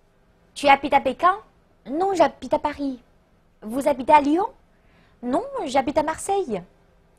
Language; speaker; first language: French; non-native, fluent; Chinese